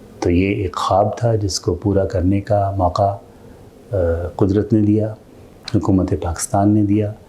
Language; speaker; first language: Urdu; non-native, local second language; Saraiki